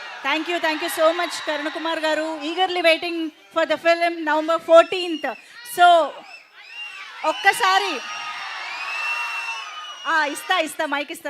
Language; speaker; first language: Telugu; native; Telugu